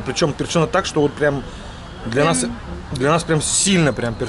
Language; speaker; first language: Russian; native; Russian